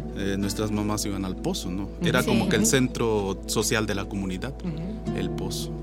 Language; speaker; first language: Spanish; non-native, local second language; Nahuatl languages